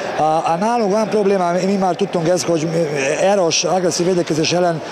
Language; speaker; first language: Hungarian; non-native, learner; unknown